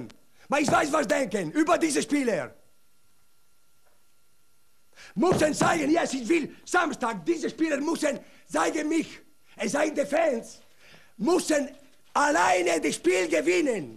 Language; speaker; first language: German; non-native, learner; Italian